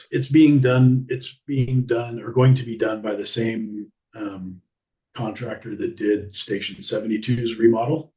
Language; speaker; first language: English; native; English